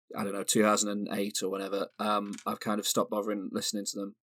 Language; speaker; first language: English; native; English